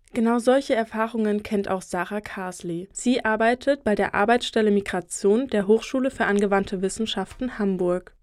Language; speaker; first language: German; native; German